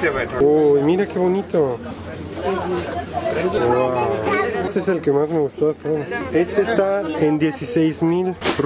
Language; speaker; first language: Spanish; native; Spanish